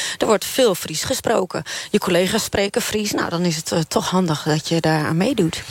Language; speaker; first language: Dutch; non-native, local second language; Western Frisian